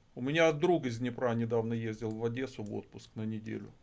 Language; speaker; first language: Russian; native; Russian